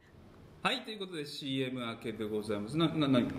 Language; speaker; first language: Japanese; native; Japanese